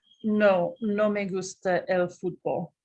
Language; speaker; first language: Spanish; non-native, learner; English